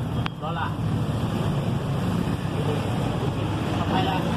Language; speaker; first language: English; non-native, learner; Thai